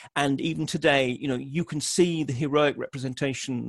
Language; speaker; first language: English; native; English